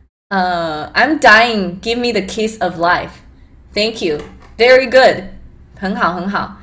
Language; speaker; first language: English; early bilingual, other home language; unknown